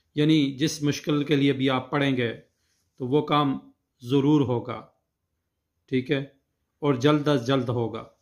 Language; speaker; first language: Urdu; native; Urdu